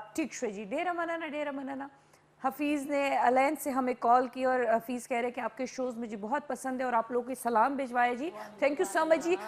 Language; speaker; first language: Urdu; non-native, local second language; Pashto